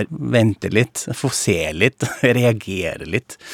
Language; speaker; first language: Norwegian; non-native, fluent; German